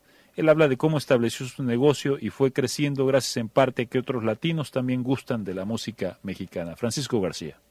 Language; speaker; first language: Spanish; native; Spanish